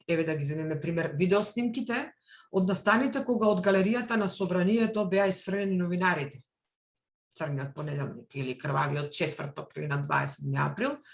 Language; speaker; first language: Macedonian; non-native, local second language; Albanian